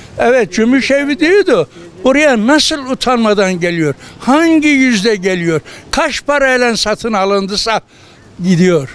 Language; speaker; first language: Turkish; native; Turkish